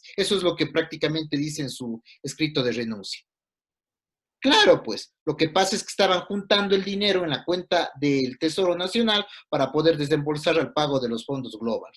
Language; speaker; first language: Spanish; native; Spanish